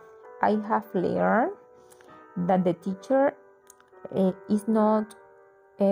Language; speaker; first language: English; non-native, learner; Spanish